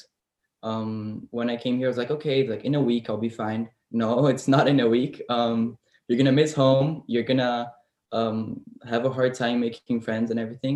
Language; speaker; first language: English; non-native, fluent; Portuguese